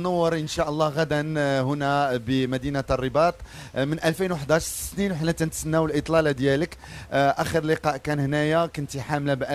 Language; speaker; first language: Arabic; native; Arabic